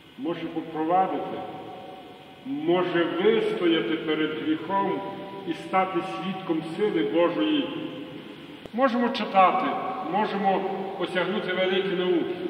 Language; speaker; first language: Ukrainian; native; Ukrainian